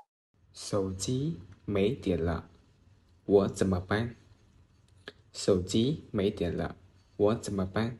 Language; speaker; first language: Chinese; non-native, fluent; Khmer